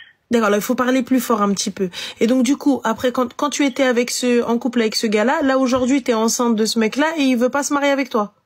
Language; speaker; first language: French; native; French